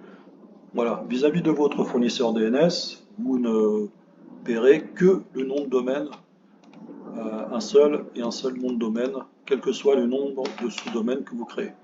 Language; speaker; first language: French; native; French